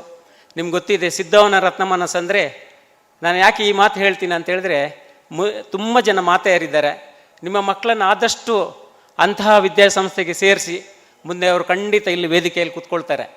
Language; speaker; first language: Kannada; native; Kannada